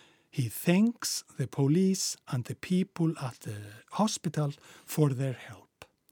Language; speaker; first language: English; non-native, fluent; Icelandic